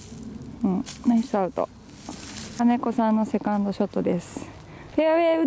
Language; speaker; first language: Japanese; native; Japanese